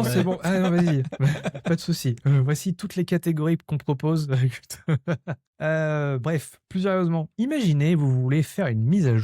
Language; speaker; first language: French; native; French